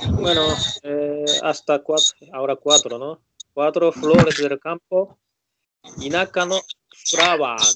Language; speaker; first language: Spanish; non-native, learner; Japanese